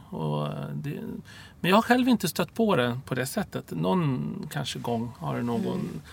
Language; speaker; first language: Swedish; early bilingual, other home language; Arabic